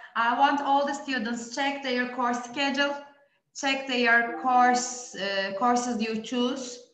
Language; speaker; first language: English; non-native, fluent; Turkish